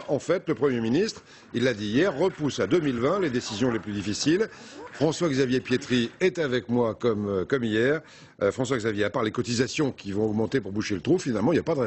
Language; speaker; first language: French; native; French